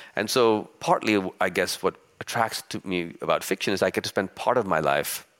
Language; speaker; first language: English; early bilingual, other home language; Urdu